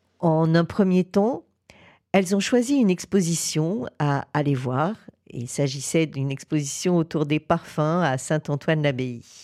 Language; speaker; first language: French; native; French